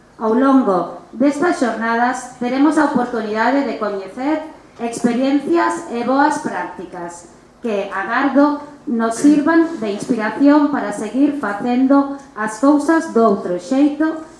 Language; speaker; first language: Galician; non-native, fluent; Spanish